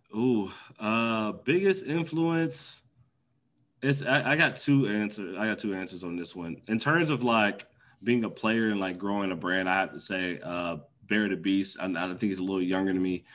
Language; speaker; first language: English; native; English